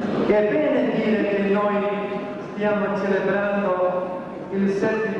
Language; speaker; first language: Italian; non-native, fluent; Croatian